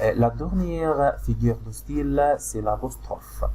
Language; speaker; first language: French; non-native, fluent; Arabic